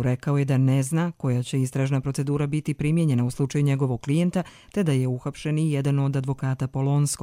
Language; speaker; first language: Croatian; native; Croatian